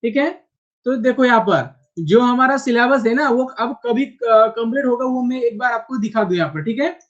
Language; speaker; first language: Hindi; non-native, local second language; Marathi